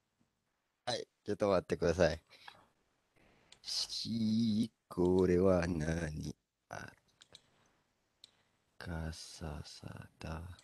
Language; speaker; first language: Japanese; non-native, learner; Malay